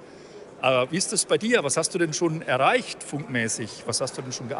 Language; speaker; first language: German; native; German